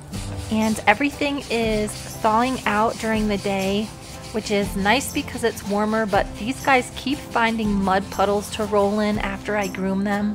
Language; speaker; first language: English; native; English